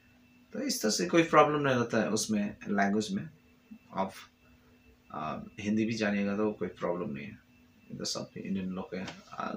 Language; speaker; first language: Hindi; non-native, fluent; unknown